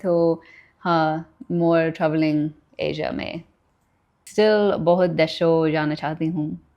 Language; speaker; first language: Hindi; non-native, learner; English